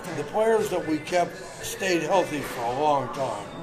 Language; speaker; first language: English; native; English